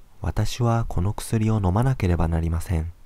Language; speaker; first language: Japanese; non-native, fluent; Arabic